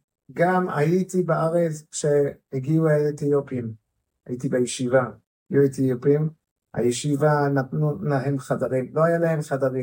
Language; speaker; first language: Hebrew; non-native, fluent; English